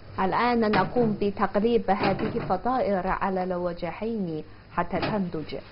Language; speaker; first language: Arabic; non-native, fluent; Chinese